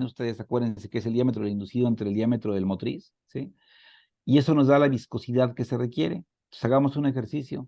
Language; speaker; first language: Spanish; native; Spanish